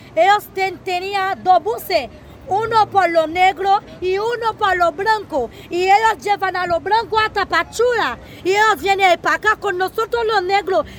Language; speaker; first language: Spanish; non-native, learner; Haitian Creole